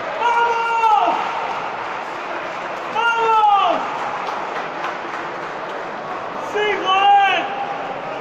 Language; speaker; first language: Spanish; native; Spanish